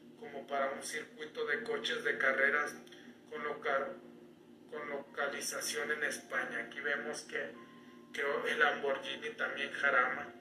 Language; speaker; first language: Spanish; native; Spanish